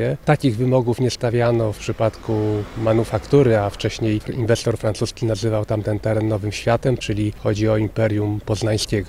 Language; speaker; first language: Polish; native; Polish